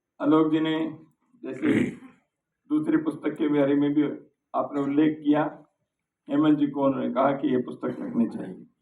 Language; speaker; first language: Hindi; non-native, local second language; Kannada